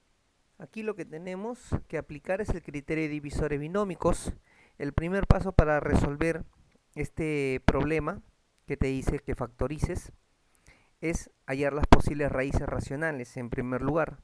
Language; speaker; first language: Spanish; native; Spanish